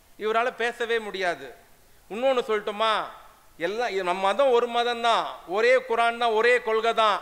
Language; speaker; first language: Tamil; non-native, local second language; Urdu